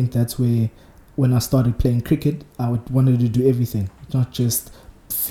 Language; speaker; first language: English; non-native, local second language; Zulu